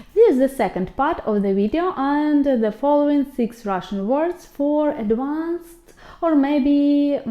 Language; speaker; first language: English; non-native, fluent; Russian